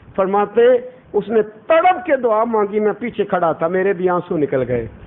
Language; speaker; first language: Urdu; non-native, local second language; Punjabi